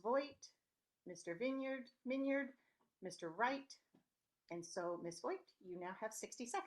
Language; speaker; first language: English; native; English